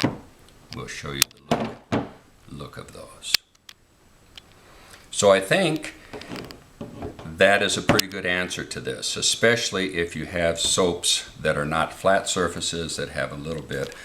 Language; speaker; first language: English; native; English